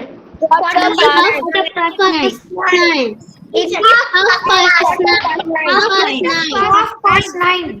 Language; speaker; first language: English; non-native, local second language; Tamil